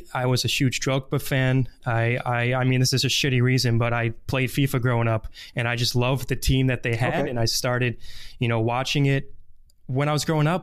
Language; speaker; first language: English; native; English